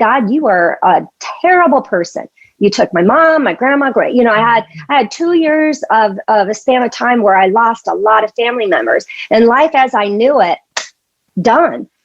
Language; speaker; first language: English; native; English